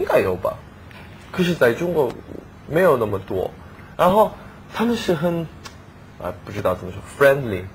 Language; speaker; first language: Chinese; non-native, learner; English